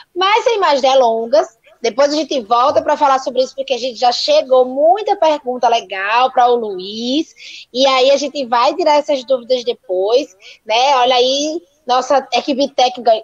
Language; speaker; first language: Portuguese; native; Portuguese